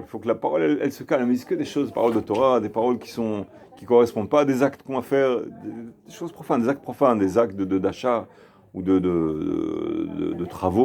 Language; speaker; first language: French; native; French